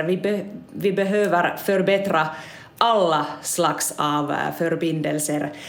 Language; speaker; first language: Swedish; non-native, local second language; Finnish